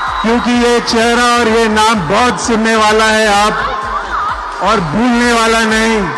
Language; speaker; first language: Hindi; non-native, local second language; Telugu